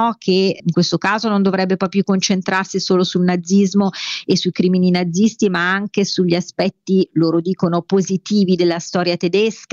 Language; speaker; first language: Italian; native; Italian